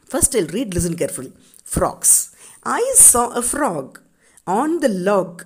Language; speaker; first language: English; non-native, local second language; Tamil